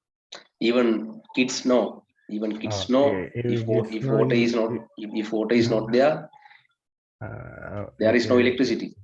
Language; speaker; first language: English; non-native, local second language; Sinhala